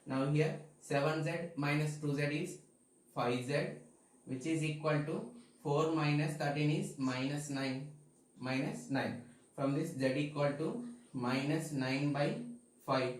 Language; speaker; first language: English; non-native, local second language; Telugu